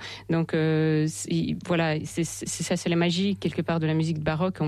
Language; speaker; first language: French; non-native, fluent; Russian